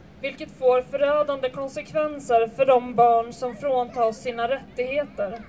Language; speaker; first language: Swedish; early bilingual, other home language; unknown